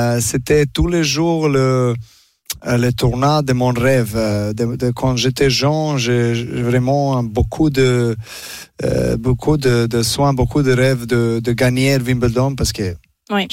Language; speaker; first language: French; non-native, learner; Serbian